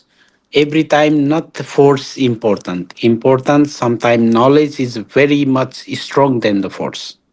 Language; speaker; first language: English; non-native, learner; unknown